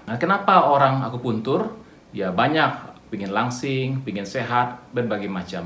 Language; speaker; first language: Indonesian; native; Indonesian